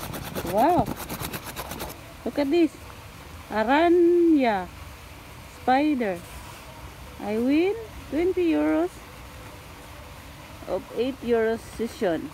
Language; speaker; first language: English; non-native, local second language; Filipino